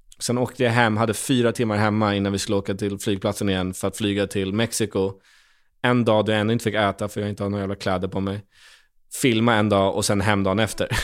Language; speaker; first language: Swedish; native; Swedish